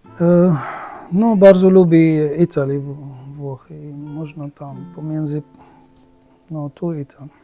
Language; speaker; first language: Polish; non-native, learner; Arabic